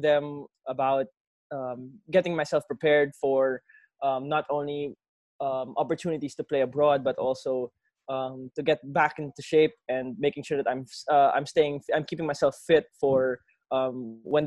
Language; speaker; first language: English; non-native, local second language; Filipino